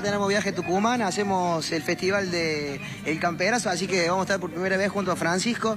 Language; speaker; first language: Spanish; native; Spanish